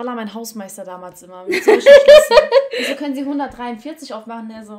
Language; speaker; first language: German; early bilingual, other home language; Albanian